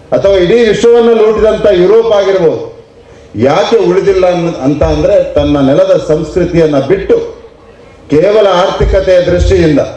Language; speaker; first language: Kannada; non-native, local second language; Tulu